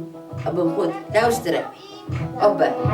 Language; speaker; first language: Dutch; non-native, learner; Tigrinya